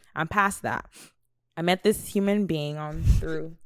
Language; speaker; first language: English; native; English